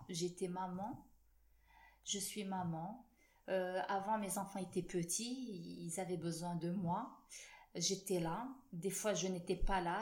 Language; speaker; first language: French; non-native, local second language; Arabic